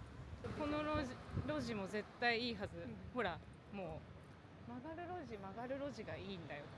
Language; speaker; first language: Japanese; native; Japanese